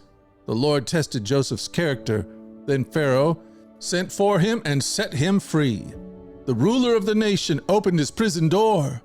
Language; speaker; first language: English; native; English